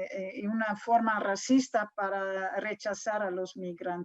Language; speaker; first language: Spanish; non-native, fluent; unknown